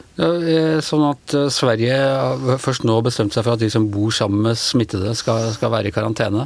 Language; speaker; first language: Norwegian; native; Norwegian